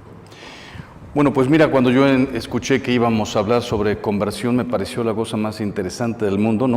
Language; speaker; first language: Spanish; native; Spanish